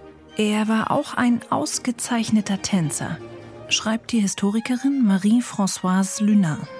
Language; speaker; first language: German; native; German